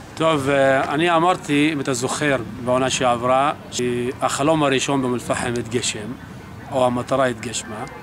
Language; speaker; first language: Hebrew; non-native, local second language; Arabic